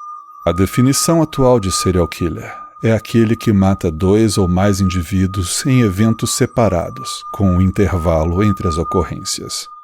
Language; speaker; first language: Portuguese; native; Portuguese